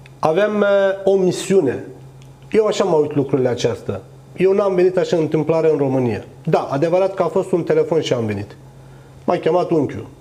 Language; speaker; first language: Romanian; non-native, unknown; Turkish